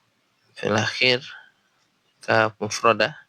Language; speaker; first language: Arabic; non-native, fluent; Indonesian